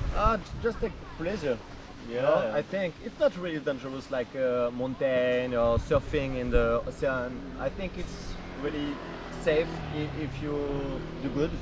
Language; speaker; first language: English; non-native, learner; French